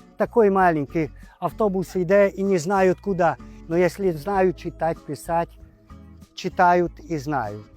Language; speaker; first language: Russian; non-native, local second language; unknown